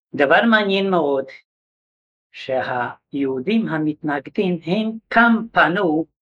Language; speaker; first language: Hebrew; non-native, fluent; Yiddish